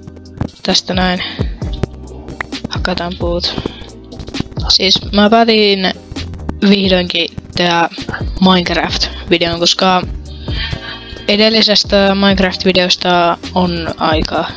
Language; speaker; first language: Finnish; native; Finnish